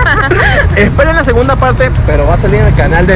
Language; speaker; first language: Spanish; native; Spanish